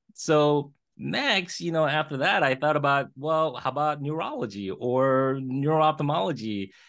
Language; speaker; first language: English; early bilingual, other home language; Korean